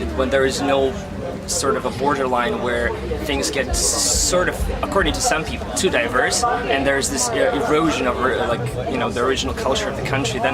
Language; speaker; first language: English; non-native, fluent; Russian